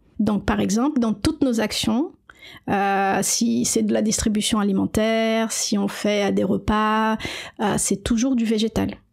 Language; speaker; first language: French; non-native, fluent; Portuguese